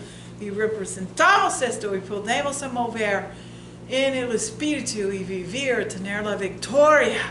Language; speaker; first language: Spanish; non-native, learner; English